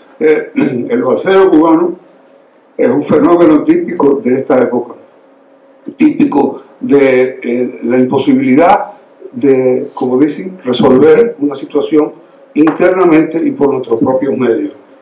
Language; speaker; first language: Spanish; native; Spanish